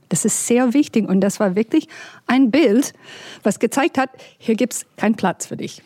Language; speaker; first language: German; non-native, fluent; English